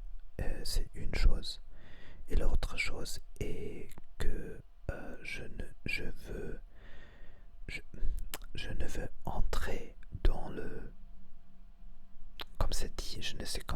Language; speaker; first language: French; non-native, learner; Spanish